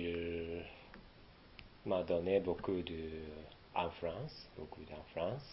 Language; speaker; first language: French; non-native, learner; Japanese